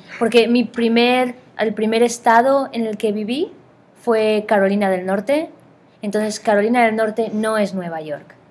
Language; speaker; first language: Spanish; native; Spanish